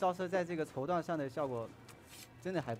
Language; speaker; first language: Chinese; native; Chinese